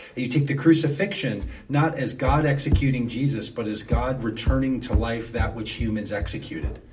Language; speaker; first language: English; native; English